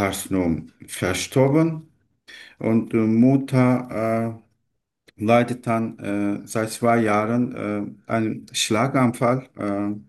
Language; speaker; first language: German; non-native, learner; Turkish